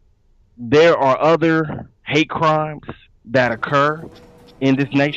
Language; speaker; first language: English; native; English